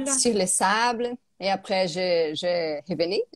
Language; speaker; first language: French; non-native, learner; Portuguese